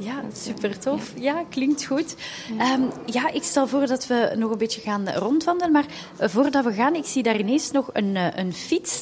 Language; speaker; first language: Dutch; native; Dutch